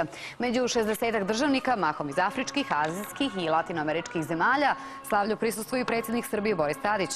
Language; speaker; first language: Serbian; native; Serbian